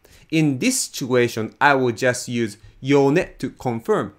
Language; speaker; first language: English; non-native, fluent; Japanese